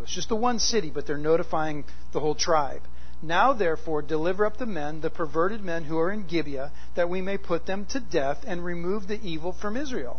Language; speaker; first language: English; native; English